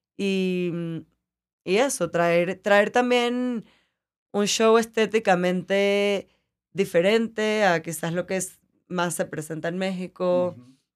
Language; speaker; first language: Spanish; native; Spanish